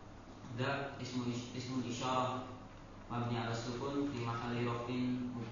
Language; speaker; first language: Arabic; non-native, learner; Indonesian